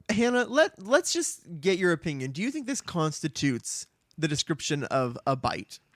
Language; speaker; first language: English; native; English